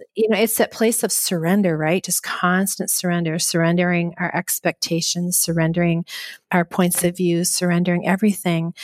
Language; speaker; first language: English; native; English